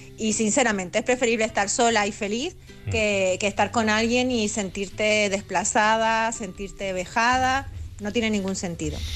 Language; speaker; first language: Spanish; native; Spanish